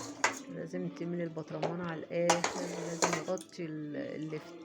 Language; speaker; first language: Arabic; native; Arabic